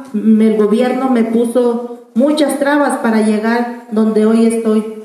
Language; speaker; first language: Spanish; non-native, local second language; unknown